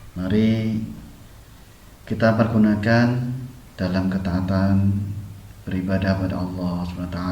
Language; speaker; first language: Indonesian; native; Indonesian